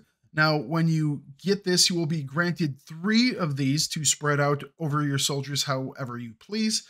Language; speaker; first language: English; native; English